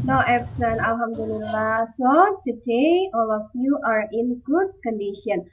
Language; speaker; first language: English; non-native, fluent; Indonesian